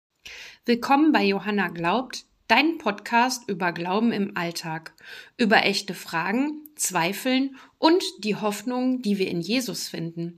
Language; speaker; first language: German; native; German